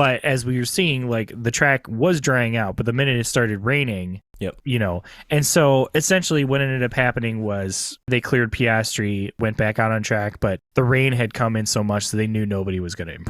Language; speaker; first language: English; native; English